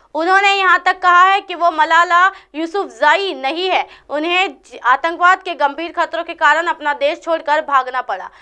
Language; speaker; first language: Hindi; native; Hindi